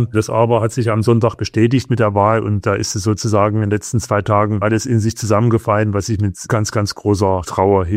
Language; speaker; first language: German; native; German